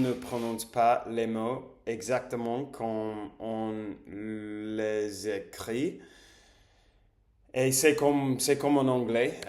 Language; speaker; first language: French; non-native, learner; English